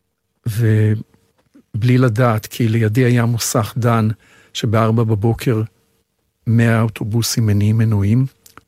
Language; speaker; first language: Hebrew; native; Hebrew